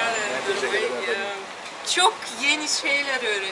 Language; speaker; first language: Turkish; non-native, learner; Russian